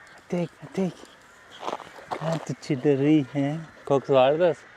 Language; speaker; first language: Lithuanian; non-native, learner; Turkish